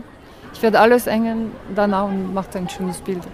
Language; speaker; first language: German; non-native, learner; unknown